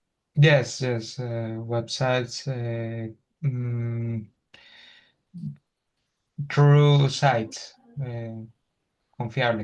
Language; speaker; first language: English; non-native, learner; Spanish